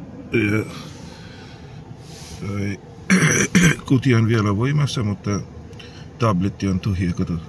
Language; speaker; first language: Finnish; non-native, local second language; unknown